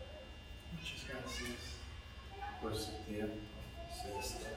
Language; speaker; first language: Spanish; non-native, fluent; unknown